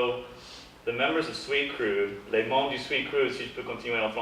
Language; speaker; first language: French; early bilingual, heritage; English